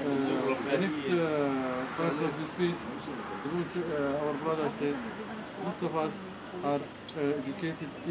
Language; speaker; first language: English; non-native, learner; Arabic